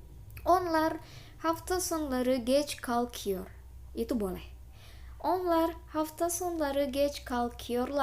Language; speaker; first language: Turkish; non-native, fluent; Indonesian